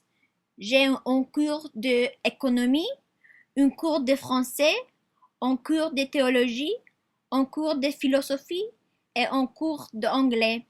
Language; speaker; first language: French; non-native, learner; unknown